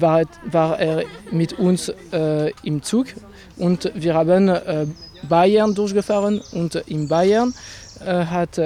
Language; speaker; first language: German; non-native, fluent; French